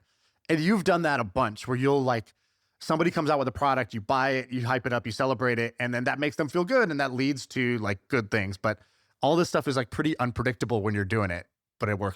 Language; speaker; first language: English; native; English